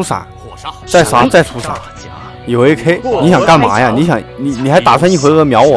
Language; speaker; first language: Chinese; native; Chinese